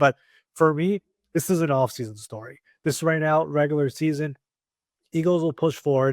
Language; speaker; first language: English; native; English